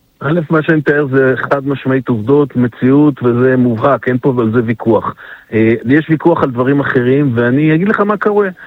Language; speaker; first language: Hebrew; native; Hebrew